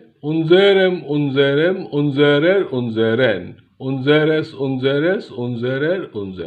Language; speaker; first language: German; non-native, fluent; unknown